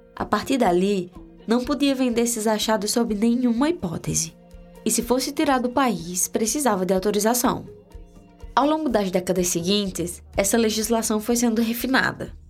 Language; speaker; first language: Portuguese; native; Portuguese